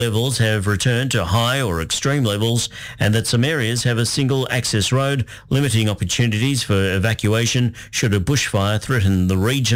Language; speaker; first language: English; native; English